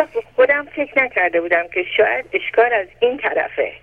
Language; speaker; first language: Persian; native; Persian